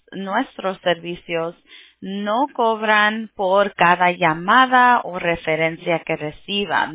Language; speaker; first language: Spanish; early bilingual, heritage; Spanish